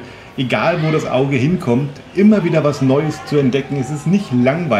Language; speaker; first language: German; native; German